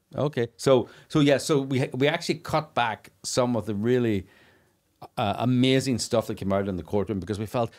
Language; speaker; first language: English; native; English